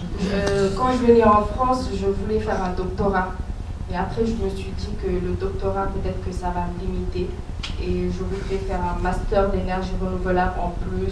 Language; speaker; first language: French; non-native, local second language; Wolof